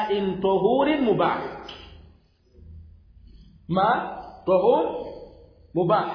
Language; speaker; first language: Arabic; non-native, fluent; Swahili